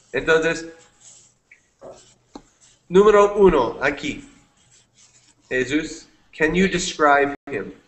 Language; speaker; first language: Spanish; non-native, fluent; English